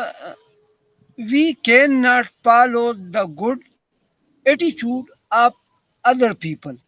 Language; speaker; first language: English; non-native, learner; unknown